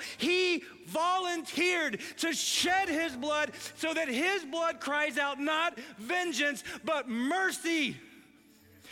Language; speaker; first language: English; native; English